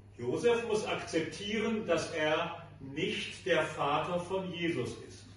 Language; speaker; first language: German; native; German